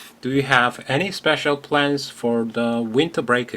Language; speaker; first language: English; non-native, fluent; Korean